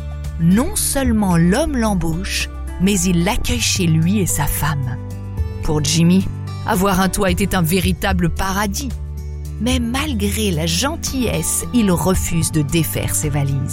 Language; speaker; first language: French; native; French